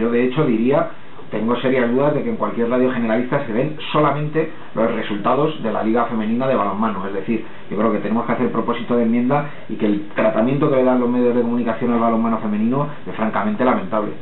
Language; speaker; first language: Spanish; native; Spanish